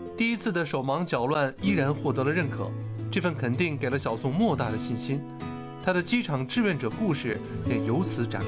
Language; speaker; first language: Chinese; native; Chinese